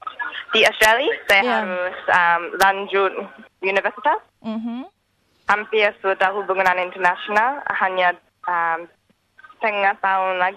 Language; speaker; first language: Indonesian; non-native, learner; English